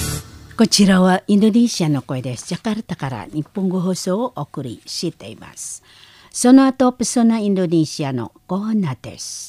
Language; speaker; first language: Japanese; non-native, fluent; Indonesian